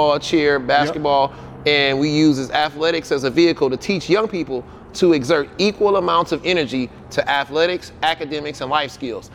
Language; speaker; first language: English; native; English